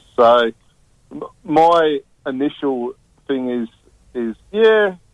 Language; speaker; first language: English; native; English